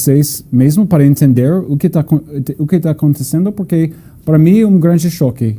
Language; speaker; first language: Portuguese; non-native, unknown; English